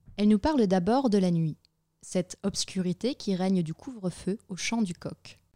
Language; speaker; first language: French; native; French